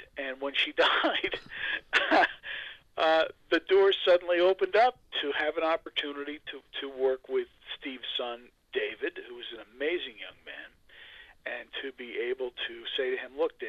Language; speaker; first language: English; native; English